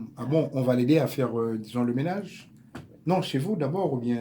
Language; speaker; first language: French; native; French